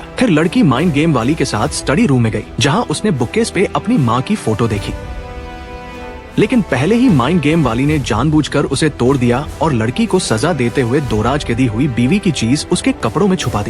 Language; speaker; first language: Hindi; native; Hindi